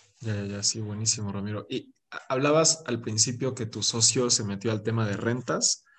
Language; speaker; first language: Spanish; native; Spanish